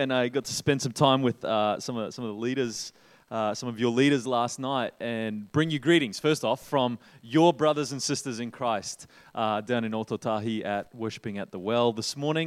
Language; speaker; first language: English; native; English